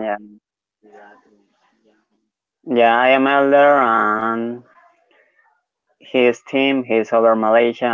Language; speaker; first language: English; non-native, learner; Spanish